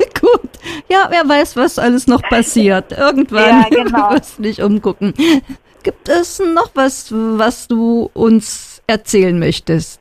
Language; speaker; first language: German; native; German